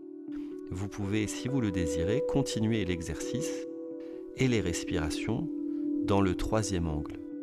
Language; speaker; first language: French; native; French